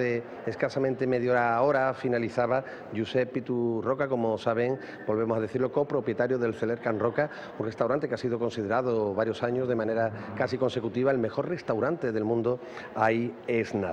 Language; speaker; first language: Spanish; native; Spanish